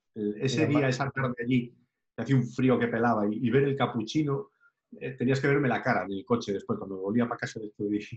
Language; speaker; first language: Spanish; native; Spanish